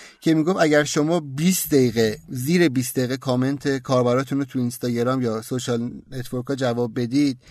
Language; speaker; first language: Persian; native; Persian